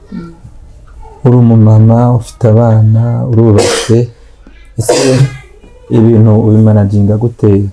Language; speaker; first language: Kinyarwanda; native; Kinyarwanda